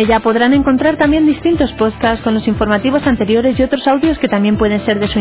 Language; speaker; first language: Spanish; native; Spanish